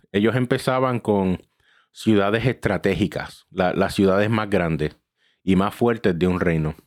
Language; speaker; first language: Spanish; early bilingual, heritage; Spanish